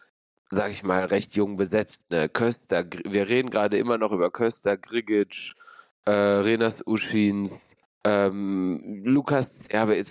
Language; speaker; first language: German; native; German